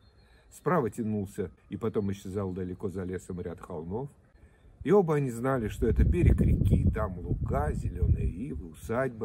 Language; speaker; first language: Russian; native; Russian